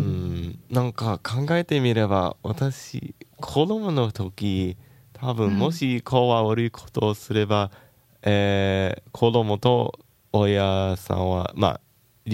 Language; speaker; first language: Japanese; non-native, learner; English